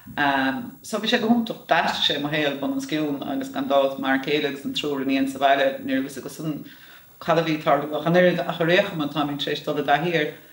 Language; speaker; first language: Irish; native; Irish